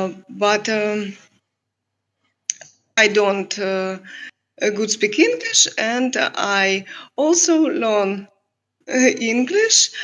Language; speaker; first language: English; non-native, learner; Russian